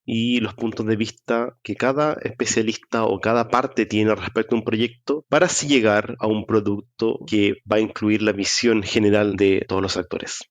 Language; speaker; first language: Spanish; native; Spanish